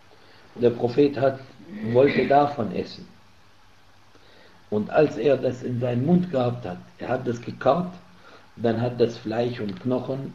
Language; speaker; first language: German; non-native, fluent; Arabic